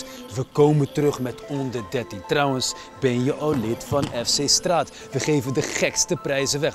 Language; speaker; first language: Dutch; native; Dutch